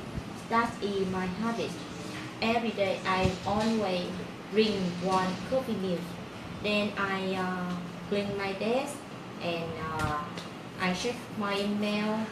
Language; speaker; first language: English; non-native, learner; Vietnamese